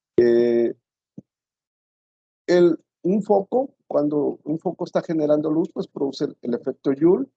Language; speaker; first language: Spanish; native; Spanish